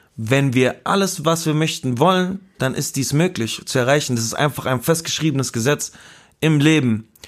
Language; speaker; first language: German; early bilingual, other home language; Spanish